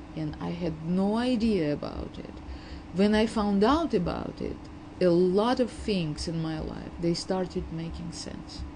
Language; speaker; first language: English; non-native, fluent; Uzbek